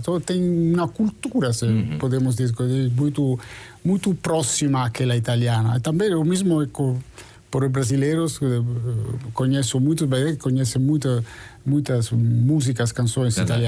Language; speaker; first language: Portuguese; non-native, fluent; Italian